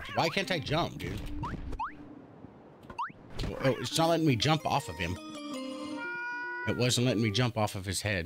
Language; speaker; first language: English; native; English